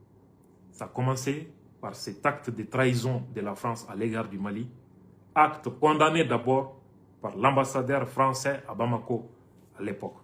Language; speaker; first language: French; non-native, local second language; Bambara